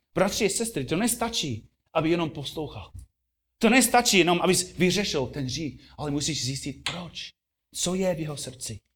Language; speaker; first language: Czech; non-native, fluent; English